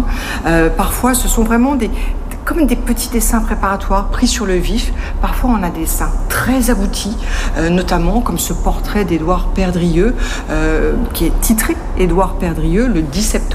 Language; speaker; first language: French; native; French